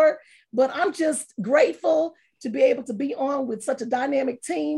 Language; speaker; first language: English; native; English